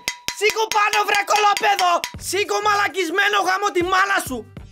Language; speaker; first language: Greek; native; Greek